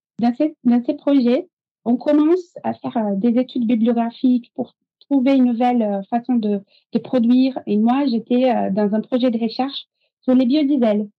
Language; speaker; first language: French; non-native, fluent; Portuguese